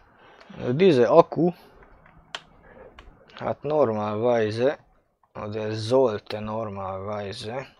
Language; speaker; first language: German; non-native, fluent; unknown